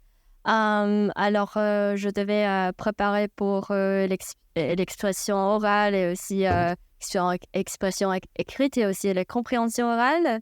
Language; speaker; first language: French; non-native, fluent; Chinese